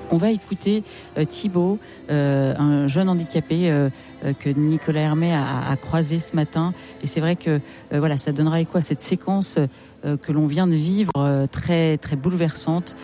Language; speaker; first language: French; native; French